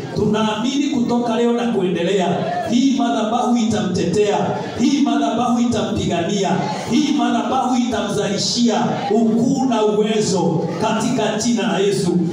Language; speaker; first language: Swahili; non-native, local second language; Kikuyu